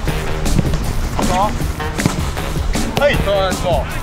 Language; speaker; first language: Japanese; native; Japanese